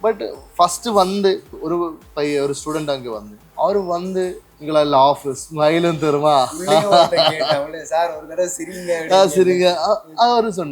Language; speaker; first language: Tamil; non-native, learner; Malayalam